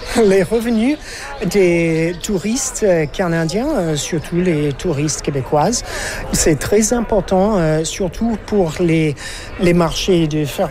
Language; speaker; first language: French; non-native, fluent; English